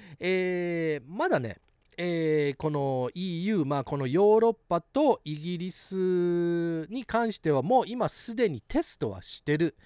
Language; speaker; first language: Japanese; early bilingual, heritage; Japanese